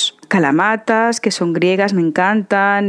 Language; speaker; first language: Spanish; native; Spanish